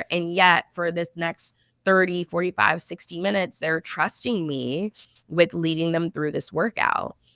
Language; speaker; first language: English; native; English